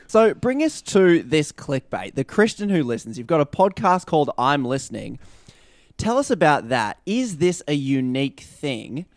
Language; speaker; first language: English; native; English